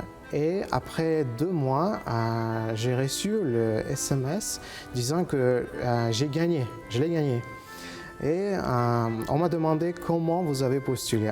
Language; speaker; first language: French; non-native, fluent; Uzbek